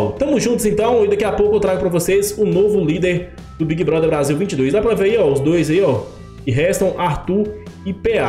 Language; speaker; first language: Portuguese; native; Portuguese